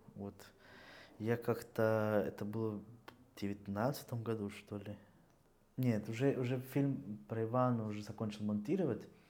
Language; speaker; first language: Russian; non-native, fluent; Spanish